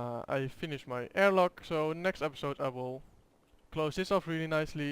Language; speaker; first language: English; non-native, fluent; Dutch